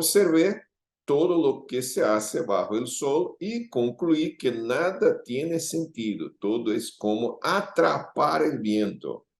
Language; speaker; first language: Spanish; non-native, fluent; Portuguese